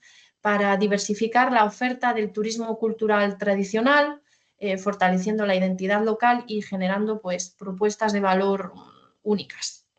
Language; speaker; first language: Spanish; native; Spanish